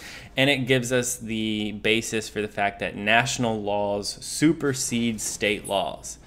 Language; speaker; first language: English; native; English